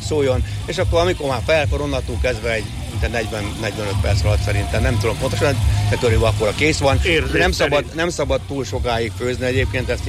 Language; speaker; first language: Hungarian; native; Hungarian